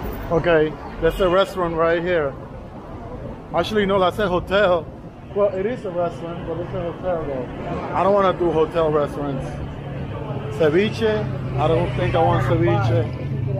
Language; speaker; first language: English; native; English